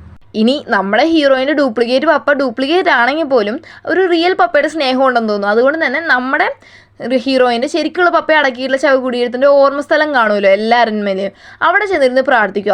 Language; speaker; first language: Malayalam; native; Malayalam